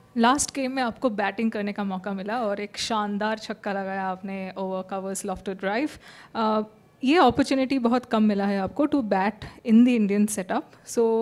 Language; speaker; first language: Hindi; native; Hindi